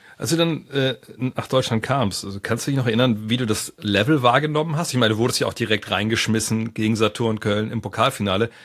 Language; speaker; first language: German; native; German